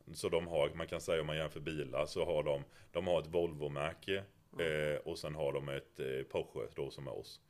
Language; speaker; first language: Swedish; native; Swedish